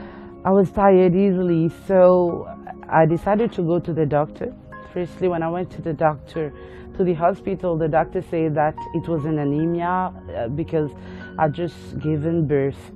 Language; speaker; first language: English; non-native, local second language; Morisyen